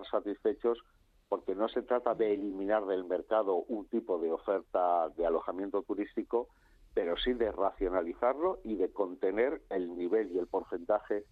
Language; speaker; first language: Spanish; native; Spanish